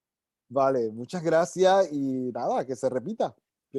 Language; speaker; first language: Spanish; native; Spanish